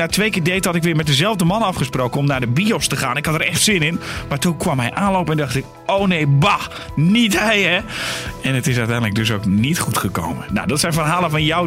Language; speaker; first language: Dutch; native; Dutch